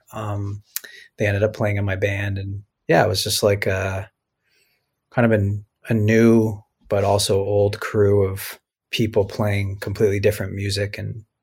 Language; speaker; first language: English; native; English